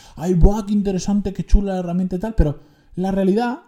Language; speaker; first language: Spanish; native; Spanish